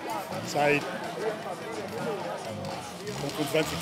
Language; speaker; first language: German; non-native, learner; Italian